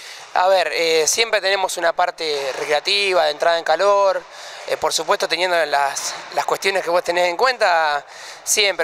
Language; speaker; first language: Spanish; native; Spanish